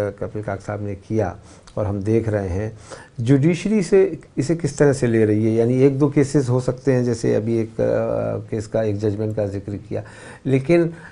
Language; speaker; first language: Hindi; native; Hindi